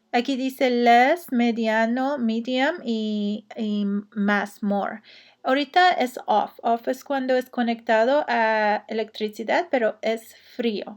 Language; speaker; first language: Spanish; non-native, learner; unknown